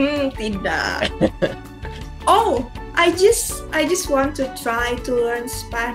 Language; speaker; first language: English; non-native, learner; Indonesian